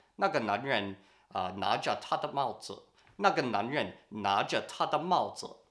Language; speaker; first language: Chinese; non-native, learner; English